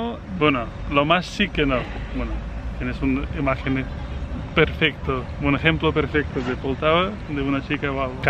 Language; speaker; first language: Spanish; non-native, fluent; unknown